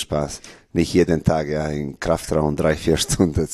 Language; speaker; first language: German; non-native, learner; Serbian